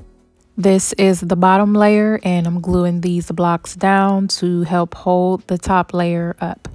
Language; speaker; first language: English; native; English